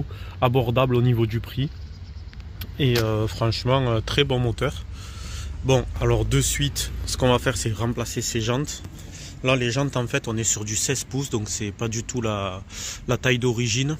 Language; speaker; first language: French; native; French